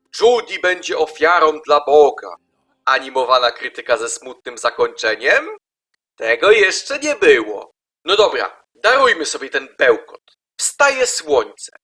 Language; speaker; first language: Polish; native; Polish